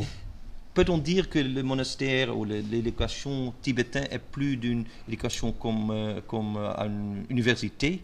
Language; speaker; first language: French; non-native, learner; Dutch